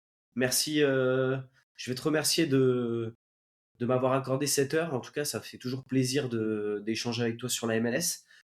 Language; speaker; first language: French; native; French